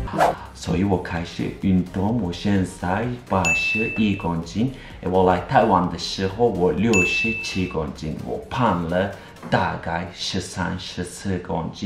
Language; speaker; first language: Chinese; non-native, learner; Turkish